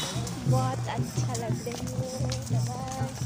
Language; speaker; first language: Hindi; non-native, local second language; Assamese